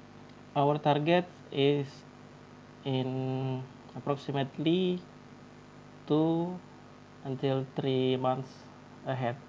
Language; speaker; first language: English; non-native, learner; Indonesian